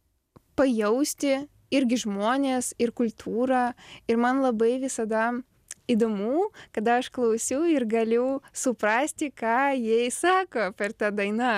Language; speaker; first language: Lithuanian; non-native, learner; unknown